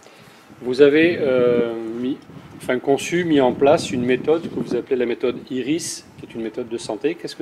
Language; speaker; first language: French; native; French